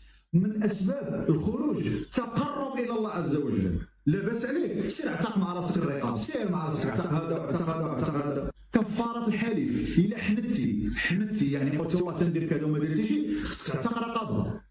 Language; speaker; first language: Arabic; native; Arabic